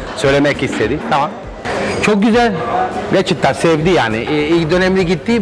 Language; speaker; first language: Turkish; non-native, learner; Italian